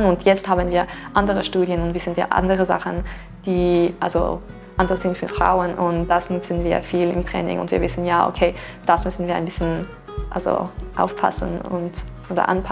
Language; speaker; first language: German; non-native, local second language; French